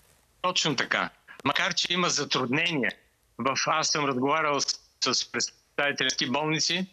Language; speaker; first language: Bulgarian; native; Bulgarian